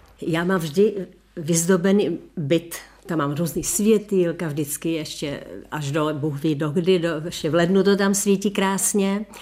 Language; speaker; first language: Czech; native; Czech